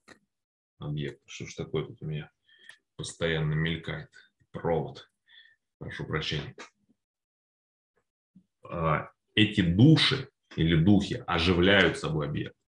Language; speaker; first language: Russian; native; Russian